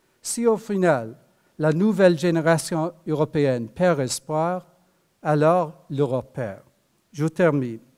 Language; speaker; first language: French; non-native, fluent; English